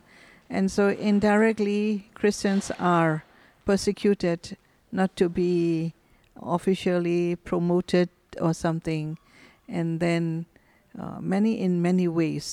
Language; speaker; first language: English; non-native, fluent; Burmese